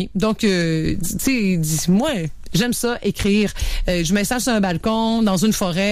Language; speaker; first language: French; native; French